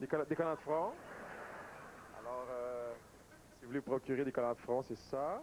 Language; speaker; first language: French; native; French